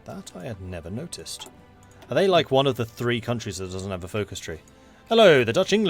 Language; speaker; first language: English; native; English